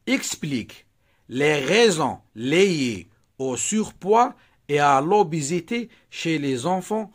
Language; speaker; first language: French; non-native, local second language; Arabic